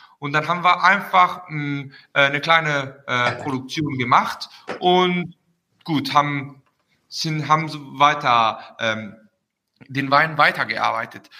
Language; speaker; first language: German; early bilingual, heritage; Spanish